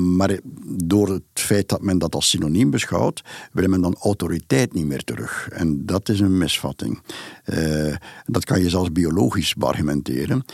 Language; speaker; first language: Dutch; native; Dutch